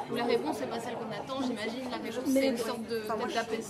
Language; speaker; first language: French; native; French